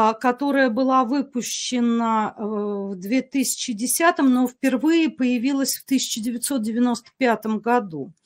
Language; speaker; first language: Russian; native; Russian